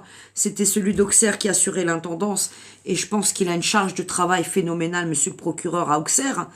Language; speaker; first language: French; native; French